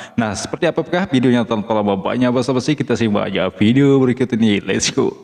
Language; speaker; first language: Indonesian; native; Indonesian